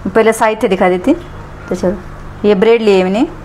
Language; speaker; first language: Hindi; non-native, local second language; Marathi